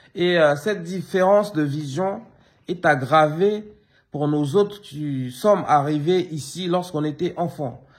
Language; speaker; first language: French; early bilingual, other home language; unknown